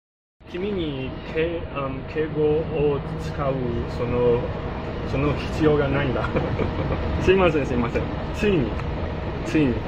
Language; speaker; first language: Japanese; non-native, learner; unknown